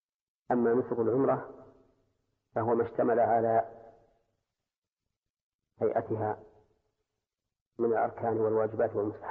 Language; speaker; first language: Arabic; native; Arabic